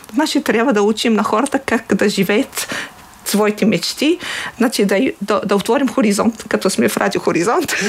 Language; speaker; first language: Bulgarian; non-native, fluent; Arabic